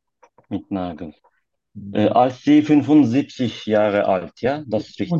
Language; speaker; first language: German; non-native, learner; Turkish